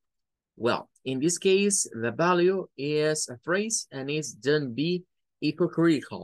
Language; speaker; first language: English; non-native, fluent; Spanish